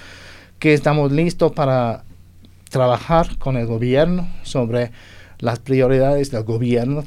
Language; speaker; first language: Spanish; non-native, fluent; English